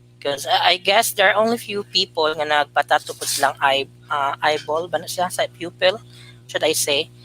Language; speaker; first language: Filipino; non-native, local second language; Cebuano